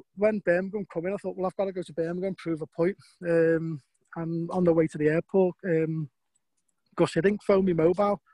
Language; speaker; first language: English; native; English